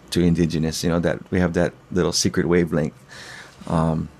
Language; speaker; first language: English; native; English